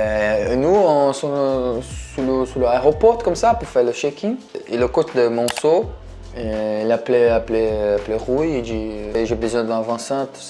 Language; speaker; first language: French; non-native, learner; Portuguese